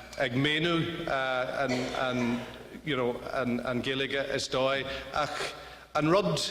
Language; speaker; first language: Irish; non-native, learner; English